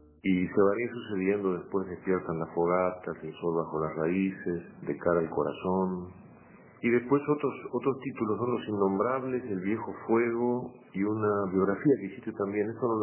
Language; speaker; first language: Spanish; native; Spanish